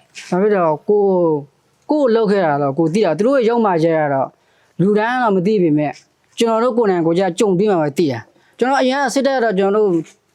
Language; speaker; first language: Burmese; non-native, local second language; Karen languages